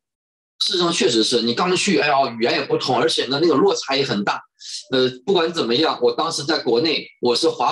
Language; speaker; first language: Chinese; native; Chinese